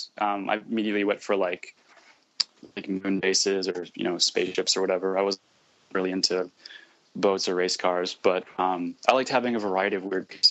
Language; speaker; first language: English; native; English